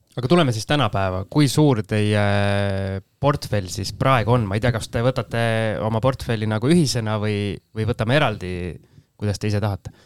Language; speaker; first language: Estonian; native; Estonian